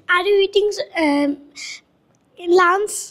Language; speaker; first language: English; non-native, learner; Bangla